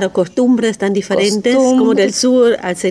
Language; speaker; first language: Spanish; native; Spanish